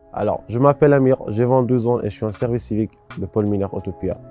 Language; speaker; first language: French; non-native, learner; Persian